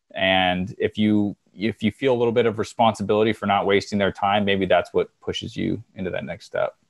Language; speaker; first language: English; native; English